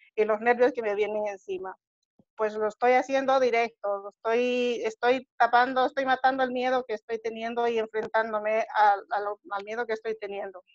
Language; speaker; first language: Spanish; native; Spanish